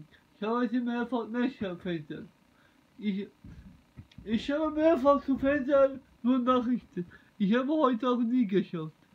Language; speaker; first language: German; non-native, learner; Turkish